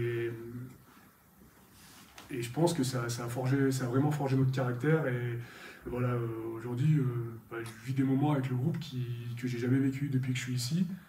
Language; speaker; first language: French; native; French